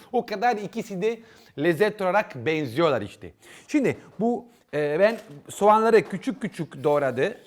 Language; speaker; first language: Turkish; non-native, learner; Italian